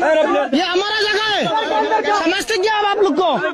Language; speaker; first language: Hindi; non-native, learner; Bangla